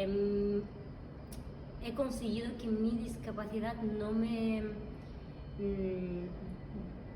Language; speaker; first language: Spanish; non-native, fluent; Russian